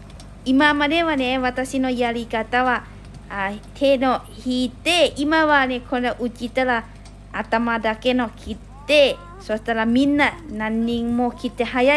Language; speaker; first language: Japanese; non-native, learner; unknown